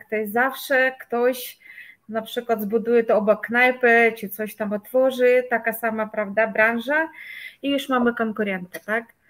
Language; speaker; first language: Polish; non-native, fluent; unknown